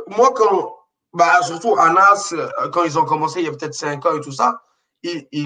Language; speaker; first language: French; non-native, local second language; Arabic